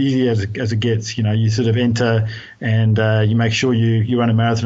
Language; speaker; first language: English; native; English